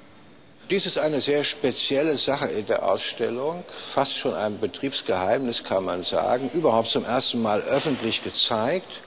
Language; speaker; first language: German; native; German